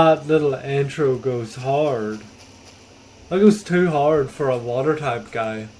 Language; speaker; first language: English; native; English